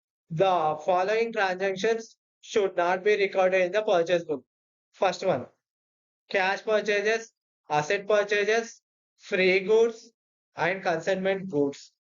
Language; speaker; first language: English; non-native, local second language; Telugu